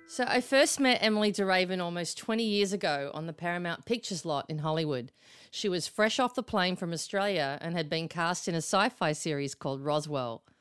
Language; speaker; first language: English; native; English